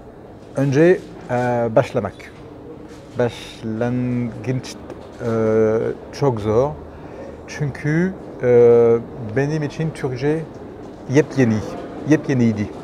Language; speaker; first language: Turkish; non-native, learner; French